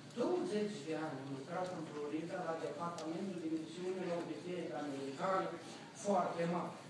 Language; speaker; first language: Romanian; native; Romanian